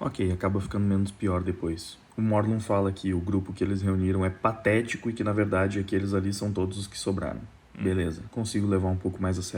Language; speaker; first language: Portuguese; native; Portuguese